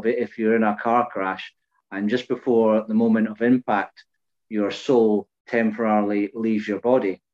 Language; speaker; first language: English; native; English